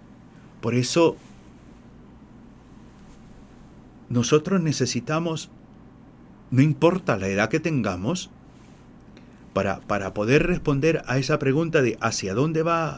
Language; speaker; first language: Spanish; native; Spanish